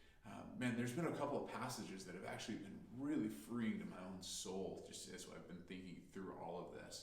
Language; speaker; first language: English; native; English